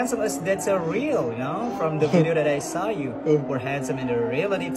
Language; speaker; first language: English; non-native, fluent; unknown